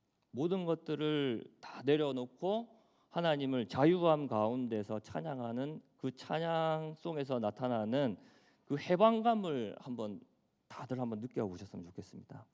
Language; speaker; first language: Korean; native; Korean